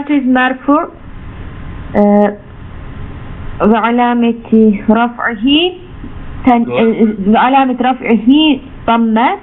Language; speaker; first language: Arabic; non-native, learner; Turkish